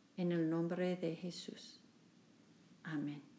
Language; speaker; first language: Spanish; non-native, learner; English